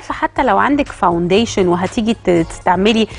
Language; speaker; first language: Arabic; native; Arabic